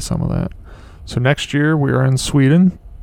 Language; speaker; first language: English; native; English